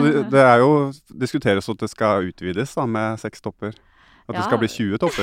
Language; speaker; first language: Norwegian; native; Norwegian